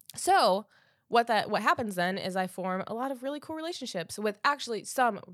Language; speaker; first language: English; native; English